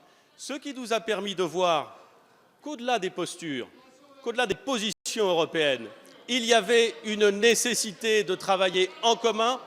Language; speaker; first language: French; native; French